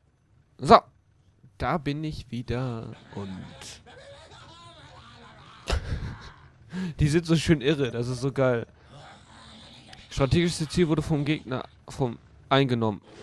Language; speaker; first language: German; native; German